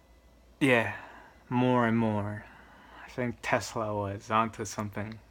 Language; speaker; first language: English; native; English